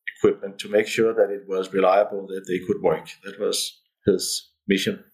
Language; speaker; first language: English; non-native, fluent; Danish